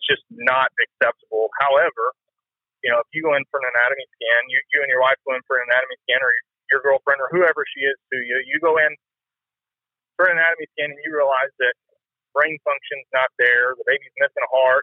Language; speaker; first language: English; native; English